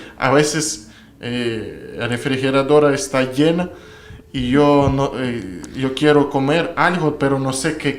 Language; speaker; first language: Spanish; non-native, learner; Russian